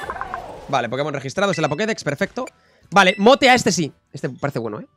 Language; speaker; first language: Spanish; native; Spanish